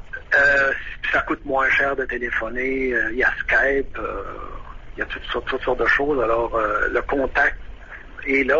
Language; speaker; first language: French; native; French